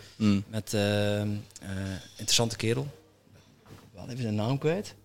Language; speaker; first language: Dutch; native; Dutch